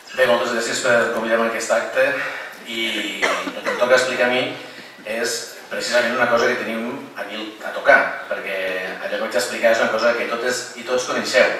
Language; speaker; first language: Catalan; native; Catalan